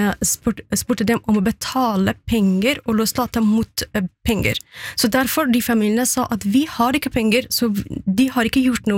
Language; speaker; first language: Norwegian; non-native, fluent; Persian